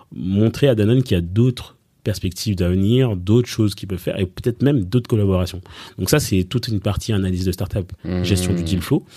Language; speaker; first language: French; native; French